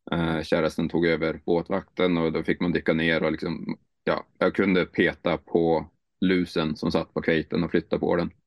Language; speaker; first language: Swedish; native; Swedish